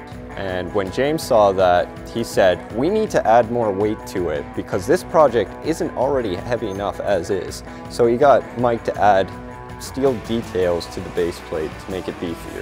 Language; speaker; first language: English; native; English